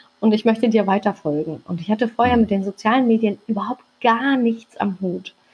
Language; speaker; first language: German; early bilingual, other home language; Turkish